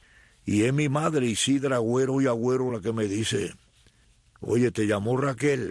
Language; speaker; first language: Spanish; native; Spanish